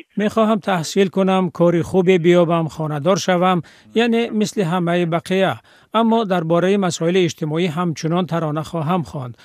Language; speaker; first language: Tajik; non-native, local second language; Shughni